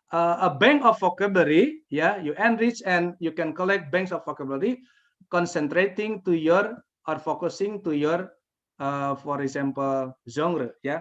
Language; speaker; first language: English; non-native, fluent; Indonesian